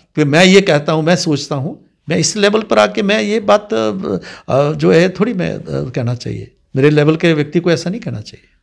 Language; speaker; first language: Hindi; non-native, local second language; Dogri